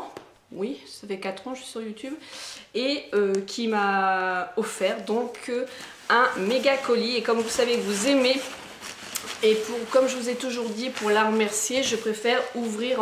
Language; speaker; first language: French; native; French